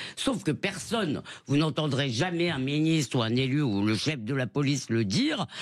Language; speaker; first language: French; native; French